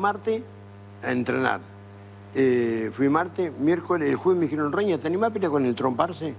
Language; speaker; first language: Spanish; native; Spanish